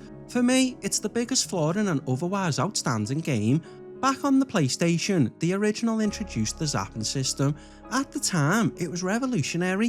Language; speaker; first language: English; native; English